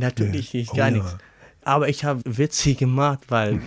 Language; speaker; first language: German; non-native, learner; Arabic